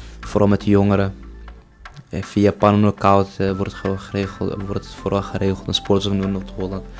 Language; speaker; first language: Dutch; early bilingual, other home language; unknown